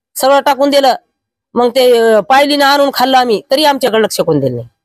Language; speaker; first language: Marathi; non-native, local second language; Lambadi